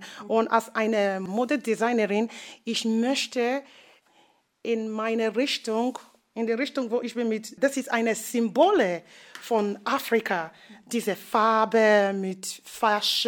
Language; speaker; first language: German; non-native, learner; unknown